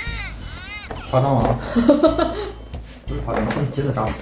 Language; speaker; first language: Chinese; native; Chinese